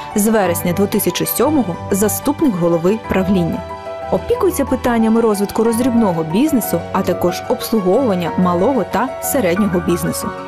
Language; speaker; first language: Ukrainian; native; Ukrainian